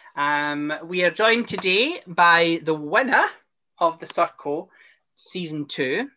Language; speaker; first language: English; native; English